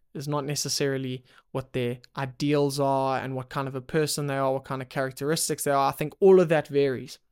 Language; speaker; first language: English; native; English